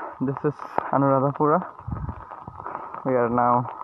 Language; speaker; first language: English; non-native, learner; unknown